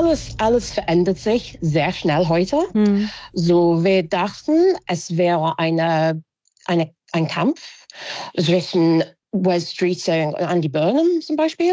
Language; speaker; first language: German; non-native, fluent; English